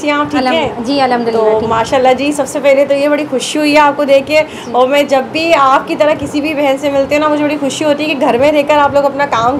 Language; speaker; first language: Urdu; native; Urdu